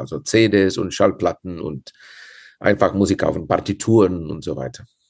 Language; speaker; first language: German; non-native, fluent; Czech